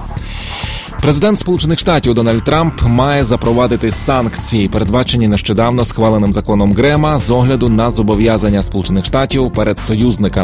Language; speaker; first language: Ukrainian; native; Ukrainian